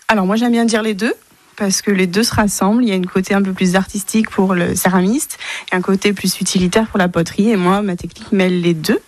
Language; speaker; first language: French; native; French